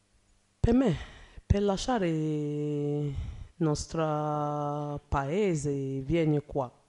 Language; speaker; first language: Italian; non-native, learner; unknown